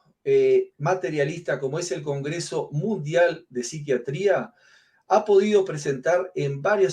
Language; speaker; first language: Spanish; native; Spanish